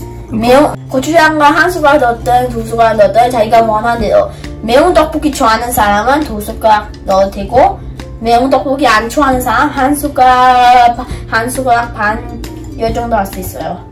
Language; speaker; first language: Korean; early bilingual, other home language; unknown